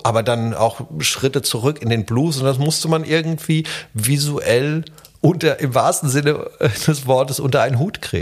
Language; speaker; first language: German; non-native, fluent; Czech